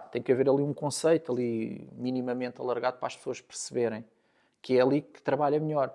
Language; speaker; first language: Portuguese; native; Portuguese